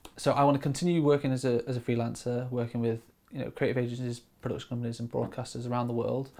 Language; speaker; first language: English; native; English